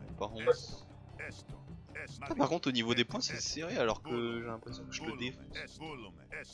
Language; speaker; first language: French; native; French